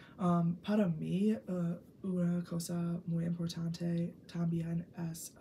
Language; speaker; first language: Spanish; non-native, learner; English